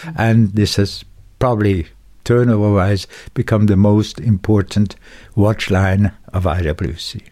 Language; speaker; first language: English; non-native, fluent; German